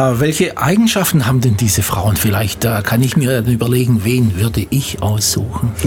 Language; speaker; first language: German; native; German